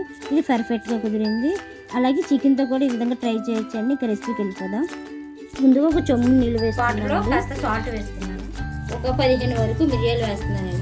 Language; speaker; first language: Telugu; native; Telugu